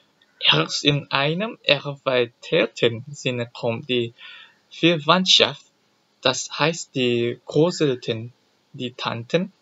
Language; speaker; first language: German; non-native, learner; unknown